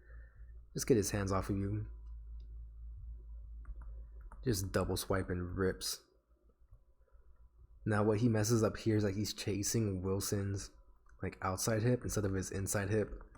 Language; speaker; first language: English; native; English